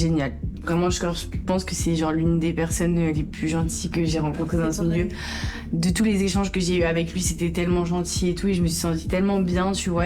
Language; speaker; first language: French; native; French